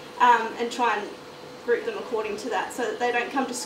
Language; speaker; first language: English; native; English